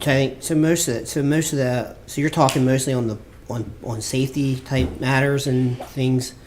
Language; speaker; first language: English; native; English